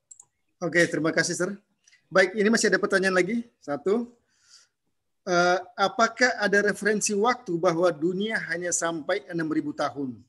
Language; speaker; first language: Indonesian; native; Indonesian